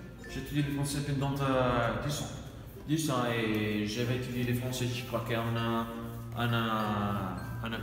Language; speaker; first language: French; non-native, learner; Spanish